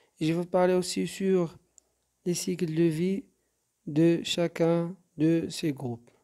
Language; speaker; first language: French; non-native, local second language; Arabic